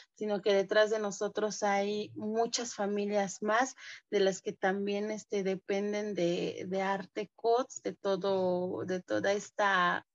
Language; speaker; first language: Spanish; non-native, local second language; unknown